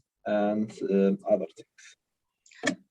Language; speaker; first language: English; non-native, learner; Turkish